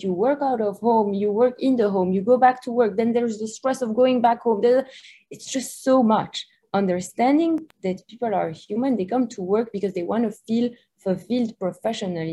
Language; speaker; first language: English; non-native, fluent; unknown